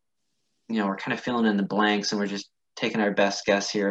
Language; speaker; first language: English; native; English